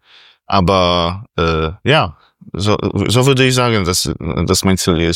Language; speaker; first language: German; non-native, fluent; Polish